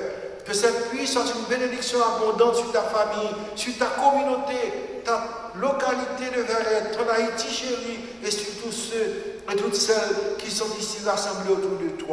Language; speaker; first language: French; non-native, local second language; Haitian Creole